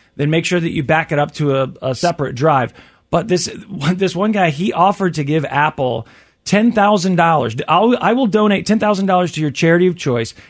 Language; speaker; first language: English; native; English